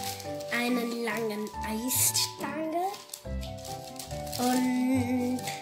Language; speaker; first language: German; early bilingual, other home language; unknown